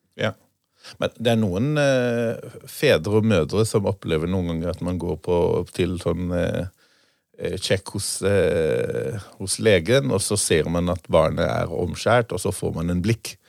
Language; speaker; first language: Norwegian; non-native, fluent; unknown